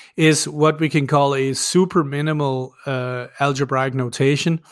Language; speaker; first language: English; non-native, fluent; Danish